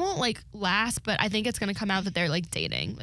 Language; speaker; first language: English; native; English